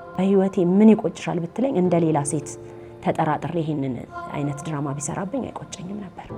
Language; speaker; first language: Amharic; native; Amharic